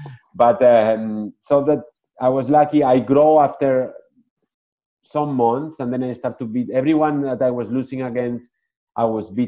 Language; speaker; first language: English; non-native, fluent; Spanish